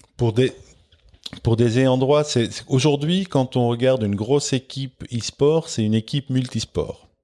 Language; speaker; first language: French; non-native, local second language; Dutch